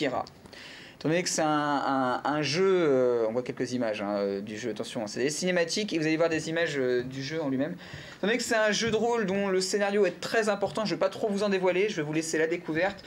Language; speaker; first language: French; native; French